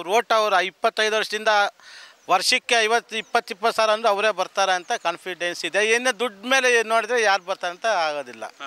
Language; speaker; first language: Kannada; native; Kannada